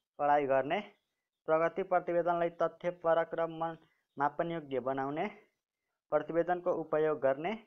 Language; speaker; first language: Nepali; non-native, local second language; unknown